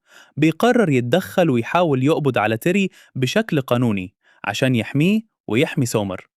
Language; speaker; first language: Arabic; native; Arabic